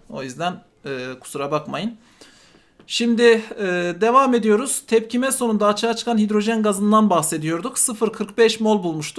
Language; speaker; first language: Turkish; native; Turkish